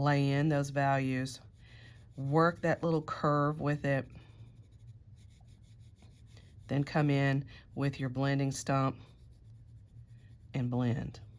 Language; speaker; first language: English; native; English